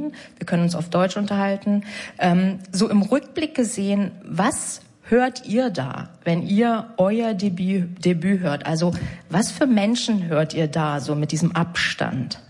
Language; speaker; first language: German; native; German